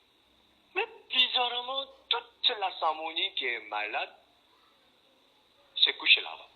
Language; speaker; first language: French; non-native, fluent; Korean